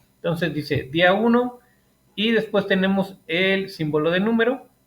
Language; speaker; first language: Spanish; native; Spanish